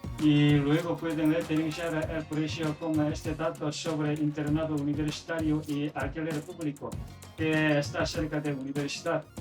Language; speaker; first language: Spanish; non-native, learner; Korean